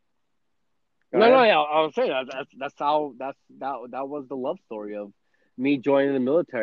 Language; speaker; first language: English; non-native, fluent; Spanish